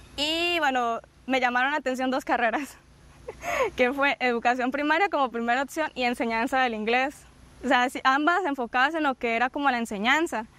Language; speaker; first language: Spanish; native; Spanish